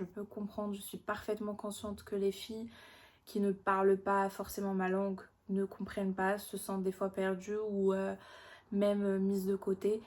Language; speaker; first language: French; non-native, local second language; Arabic